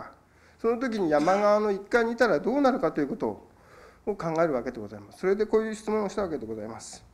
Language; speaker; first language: Japanese; native; Japanese